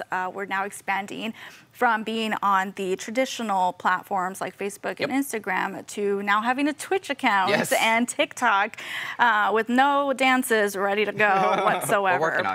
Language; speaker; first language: English; native; English